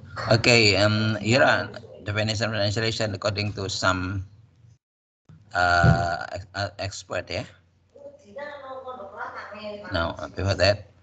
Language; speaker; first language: English; non-native, fluent; Indonesian